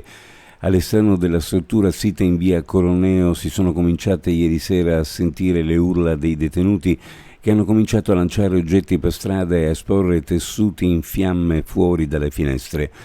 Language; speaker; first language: Italian; native; Italian